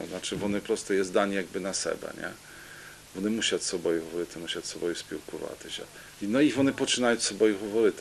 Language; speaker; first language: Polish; non-native, local second language; Rusyn